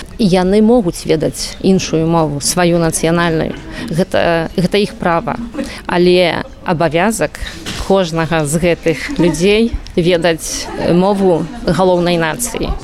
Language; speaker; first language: Belarusian; non-native, fluent; Polish